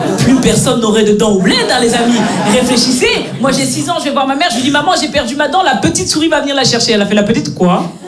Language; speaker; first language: French; native; French